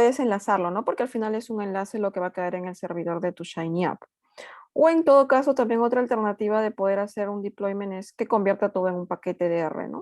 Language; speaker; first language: Spanish; native; Spanish